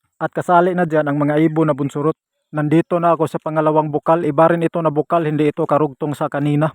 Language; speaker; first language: Filipino; non-native, local second language; Cebuano